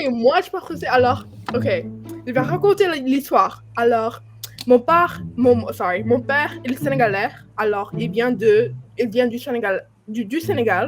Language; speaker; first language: French; non-native, fluent; English